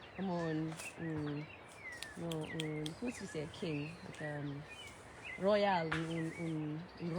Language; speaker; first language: Spanish; non-native, learner; English